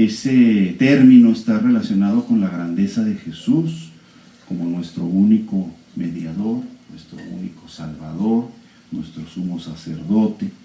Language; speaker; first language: Spanish; native; Spanish